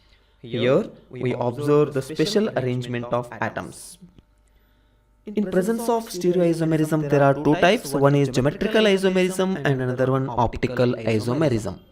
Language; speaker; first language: English; non-native, local second language; Kannada